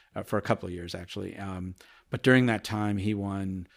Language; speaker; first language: English; early bilingual, other home language; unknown